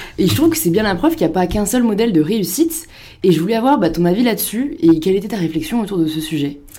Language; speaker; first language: French; native; French